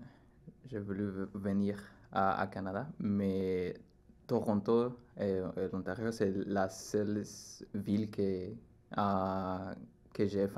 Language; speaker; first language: French; non-native, learner; Spanish